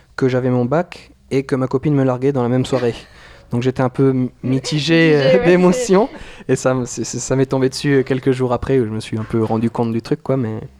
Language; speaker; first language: French; native; French